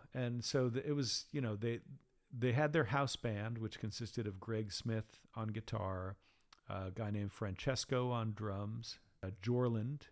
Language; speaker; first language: English; native; English